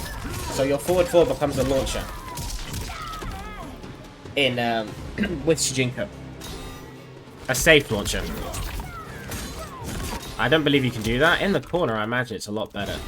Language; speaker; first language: English; native; English